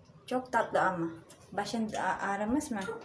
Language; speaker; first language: Turkish; non-native, learner; Filipino